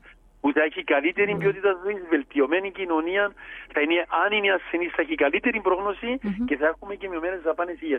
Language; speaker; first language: Greek; native; Greek